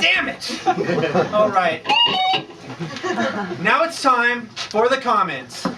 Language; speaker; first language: English; native; English